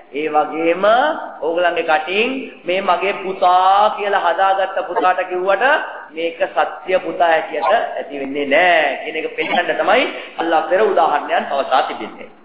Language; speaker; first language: Sinhala; non-native, local second language; Tamil